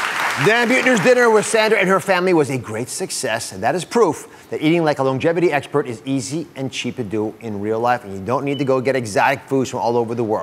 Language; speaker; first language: English; native; English